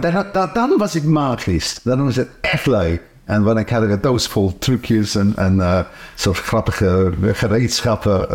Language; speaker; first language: Dutch; non-native, fluent; English